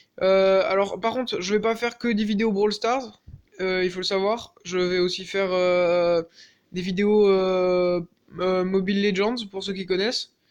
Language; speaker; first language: French; native; French